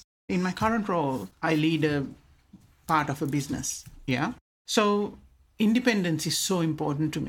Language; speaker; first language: English; non-native, local second language; Sinhala